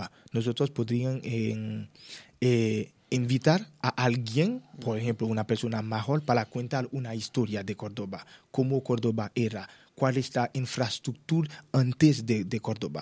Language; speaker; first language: Spanish; non-native, learner; Haitian Creole